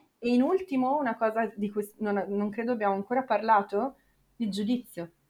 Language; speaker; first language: Italian; native; Italian